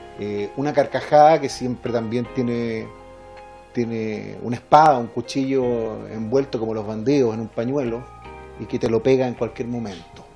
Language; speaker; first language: Spanish; native; Spanish